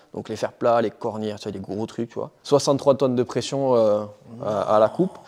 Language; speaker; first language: French; native; French